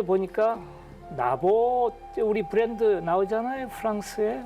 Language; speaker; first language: Korean; native; Korean